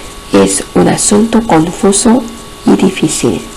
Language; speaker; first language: Spanish; non-native, fluent; Korean